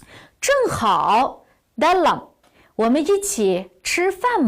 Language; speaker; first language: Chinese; non-native, local second language; Uyghur